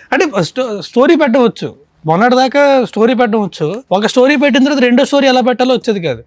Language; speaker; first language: Telugu; native; Telugu